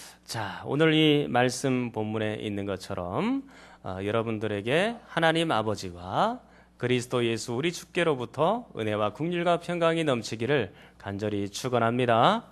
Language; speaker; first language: Korean; native; Korean